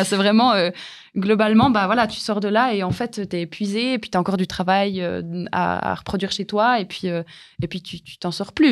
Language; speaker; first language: French; native; French